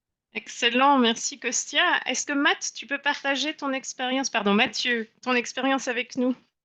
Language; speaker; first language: French; native; French